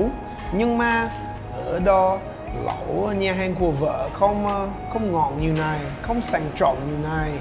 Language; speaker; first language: Vietnamese; non-native, learner; English